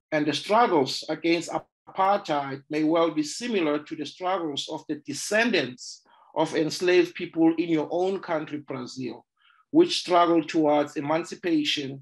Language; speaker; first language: English; non-native, local second language; Zulu